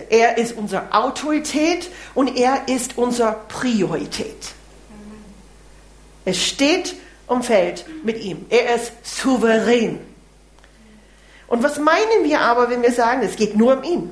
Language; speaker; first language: German; non-native, fluent; English